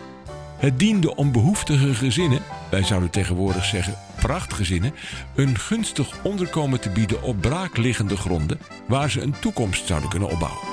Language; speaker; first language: Dutch; native; Dutch